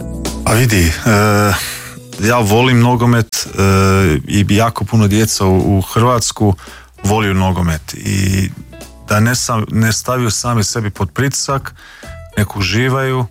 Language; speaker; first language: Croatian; early bilingual, heritage; Croatian